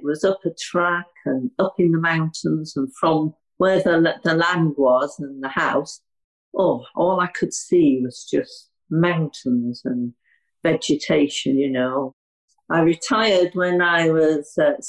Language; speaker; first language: English; native; English